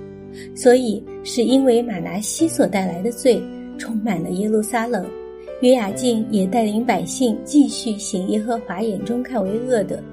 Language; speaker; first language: Chinese; native; Chinese